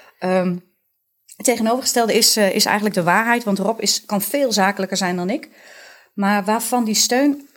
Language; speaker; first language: Dutch; native; Dutch